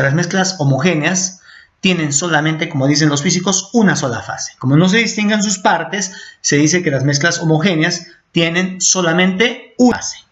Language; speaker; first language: Spanish; native; Spanish